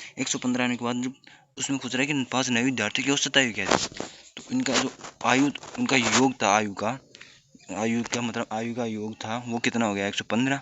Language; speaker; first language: Hindi; native; Hindi